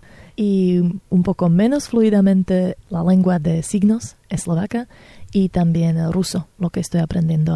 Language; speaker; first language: Spanish; non-native, fluent; Slovak